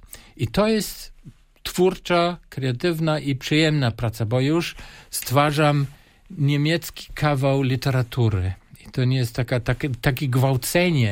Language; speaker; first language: Polish; non-native, fluent; German